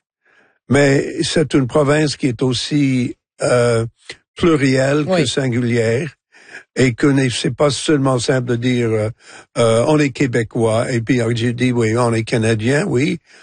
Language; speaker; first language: French; non-native, fluent; English